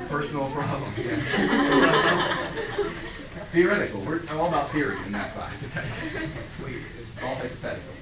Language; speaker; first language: English; native; English